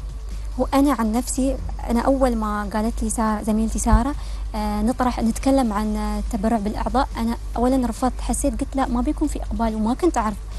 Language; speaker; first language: Arabic; native; Arabic